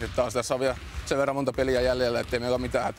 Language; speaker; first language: Finnish; native; Finnish